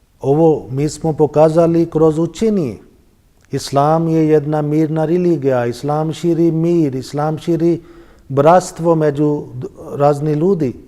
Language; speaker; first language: Bosnian; non-native, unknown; Urdu